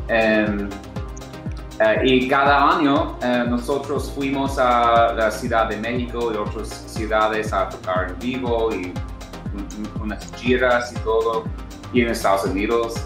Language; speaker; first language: Spanish; non-native, learner; English